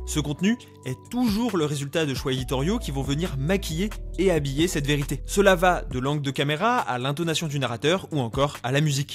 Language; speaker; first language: French; native; French